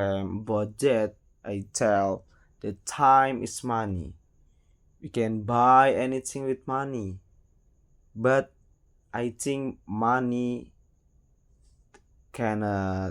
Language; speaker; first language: English; non-native, learner; Indonesian